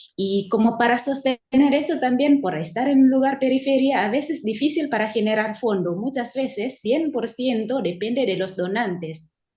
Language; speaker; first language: Spanish; non-native, learner; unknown